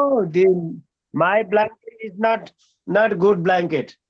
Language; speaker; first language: English; non-native, learner; Nepali